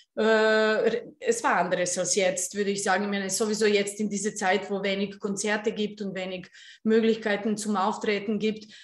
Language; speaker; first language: German; non-native, fluent; Serbian